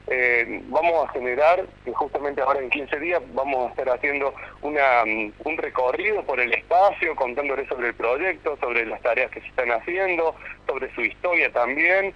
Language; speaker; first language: Spanish; native; Spanish